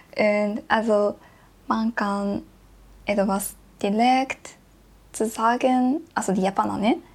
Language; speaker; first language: German; non-native, learner; Japanese